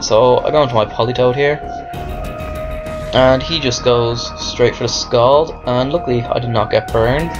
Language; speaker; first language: English; native; English